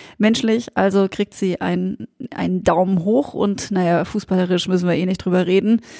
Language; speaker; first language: German; native; German